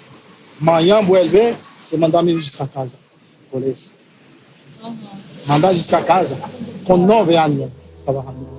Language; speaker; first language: Portuguese; non-native, learner; Haitian Creole